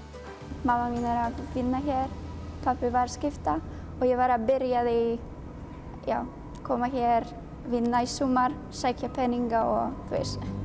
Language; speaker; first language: Icelandic; non-native, learner; Polish